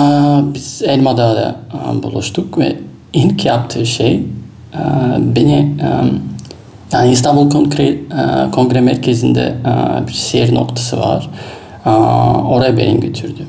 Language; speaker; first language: Turkish; non-native, fluent; Russian